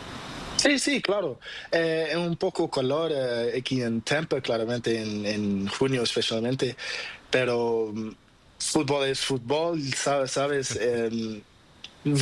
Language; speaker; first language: Spanish; non-native, learner; Portuguese